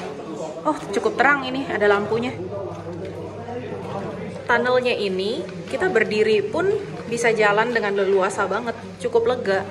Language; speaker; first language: Indonesian; native; Indonesian